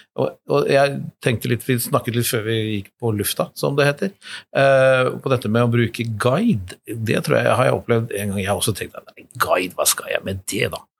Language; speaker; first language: Norwegian; native; Norwegian